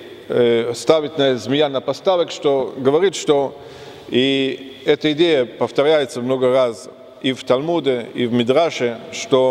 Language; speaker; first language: Russian; non-native, fluent; German